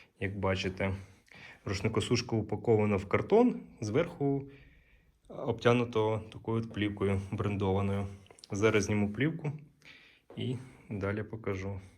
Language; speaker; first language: Ukrainian; native; Ukrainian